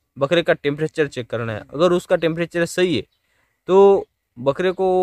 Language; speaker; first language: Hindi; non-native, local second language; Marathi